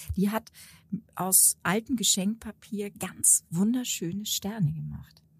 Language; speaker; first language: German; native; German